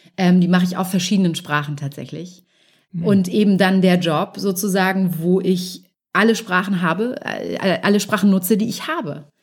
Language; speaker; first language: German; native; German